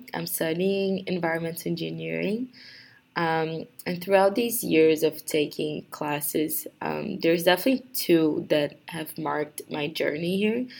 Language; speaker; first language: English; non-native, fluent; Portuguese